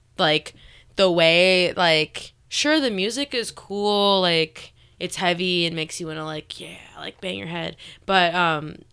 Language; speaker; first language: English; native; English